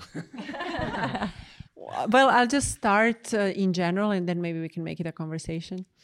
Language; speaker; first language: English; non-native, fluent; Croatian